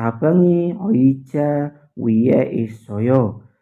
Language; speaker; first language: Korean; non-native, learner; Indonesian